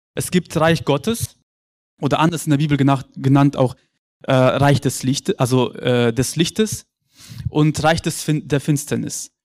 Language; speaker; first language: German; early bilingual, other home language; Russian